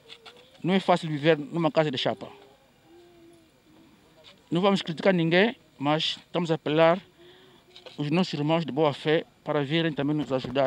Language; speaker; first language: Portuguese; native; Portuguese